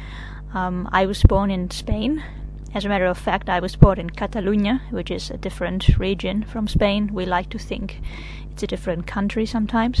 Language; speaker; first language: English; non-native, fluent; Catalan